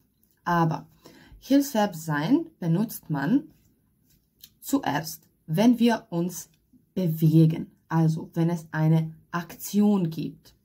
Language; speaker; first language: German; non-native, fluent; Hungarian